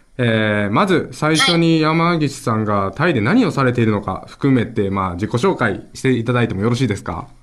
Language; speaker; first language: Japanese; native; Japanese